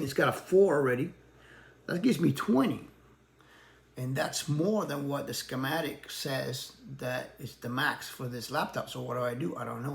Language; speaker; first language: English; native; English